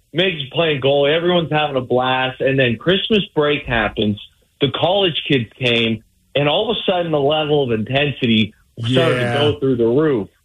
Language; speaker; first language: English; native; English